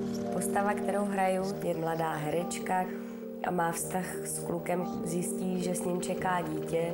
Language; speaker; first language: Czech; native; Czech